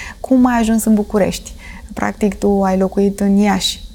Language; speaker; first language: Romanian; native; Romanian